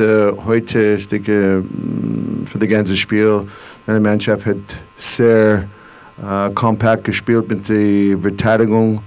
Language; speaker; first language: German; non-native, learner; English